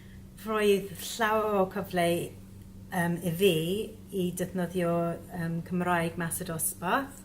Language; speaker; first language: Welsh; non-native, learner; English